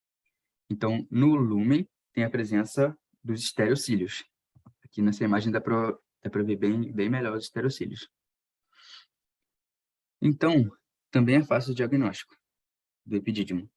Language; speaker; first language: Portuguese; native; Portuguese